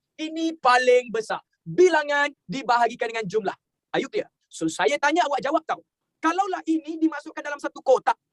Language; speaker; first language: Malay; native; Malay